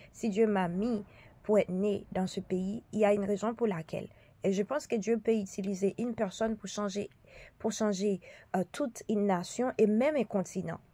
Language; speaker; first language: French; early bilingual, other home language; Haitian Creole